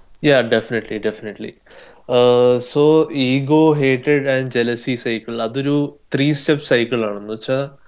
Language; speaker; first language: English; non-native, local second language; Malayalam